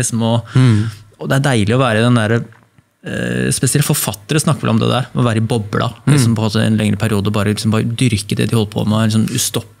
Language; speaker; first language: Norwegian; native; Norwegian